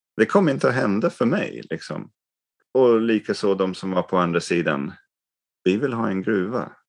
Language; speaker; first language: Swedish; non-native, fluent; English